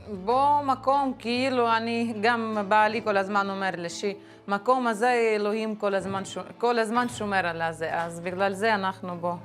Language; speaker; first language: Hebrew; non-native, fluent; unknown